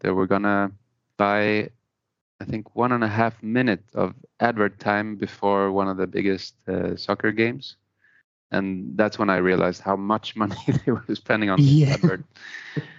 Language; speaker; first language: English; non-native, fluent; Spanish